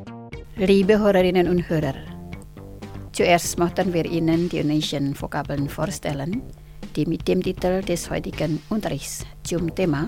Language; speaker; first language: German; non-native, fluent; Indonesian